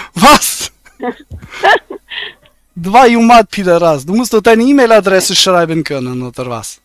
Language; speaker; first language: German; native; German